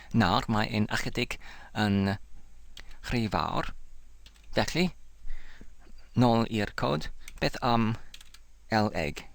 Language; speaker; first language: Welsh; non-native, learner; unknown